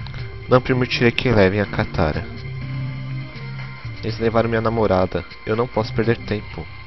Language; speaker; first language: Portuguese; native; Portuguese